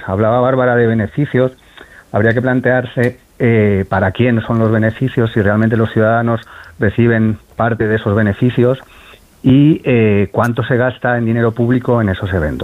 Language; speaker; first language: Spanish; native; Spanish